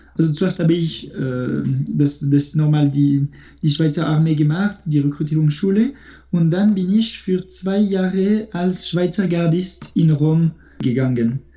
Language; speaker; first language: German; non-native, local second language; French